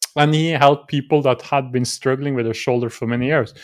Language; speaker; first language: English; non-native, fluent; Norwegian